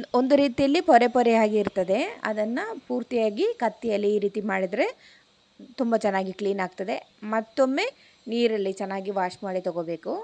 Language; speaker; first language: Kannada; non-native, local second language; Malayalam